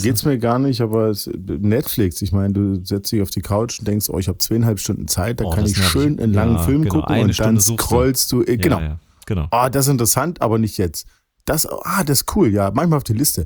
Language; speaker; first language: German; native; German